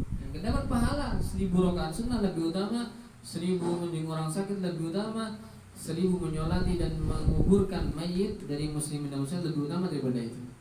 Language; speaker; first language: Indonesian; non-native, local second language; Javanese